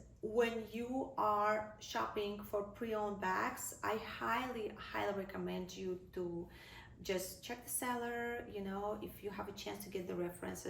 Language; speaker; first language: English; non-native, fluent; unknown